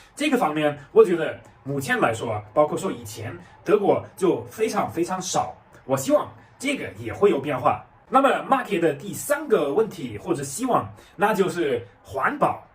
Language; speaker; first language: Chinese; non-native, fluent; German